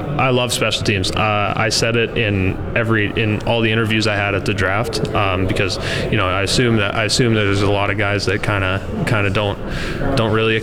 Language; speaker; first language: English; native; English